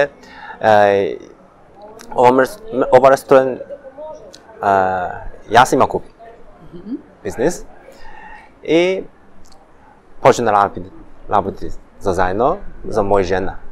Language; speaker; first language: Macedonian; non-native, learner; Chinese